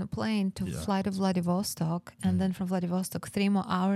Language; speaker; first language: English; non-native, fluent; Russian